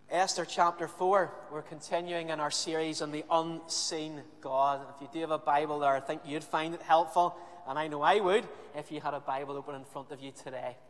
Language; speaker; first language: English; native; English